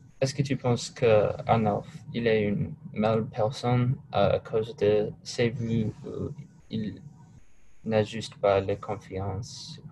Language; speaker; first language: French; non-native, learner; English